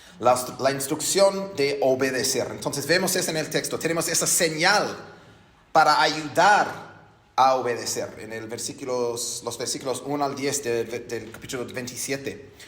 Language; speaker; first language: Spanish; non-native, fluent; English